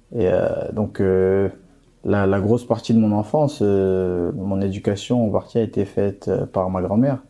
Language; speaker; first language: French; early bilingual, other home language; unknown